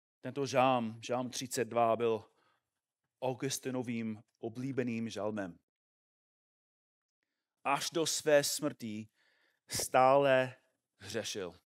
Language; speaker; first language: Czech; non-native, fluent; English